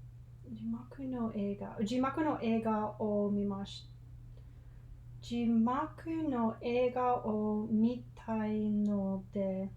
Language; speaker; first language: Japanese; non-native, learner; English